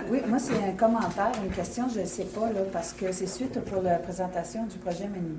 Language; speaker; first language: French; native; French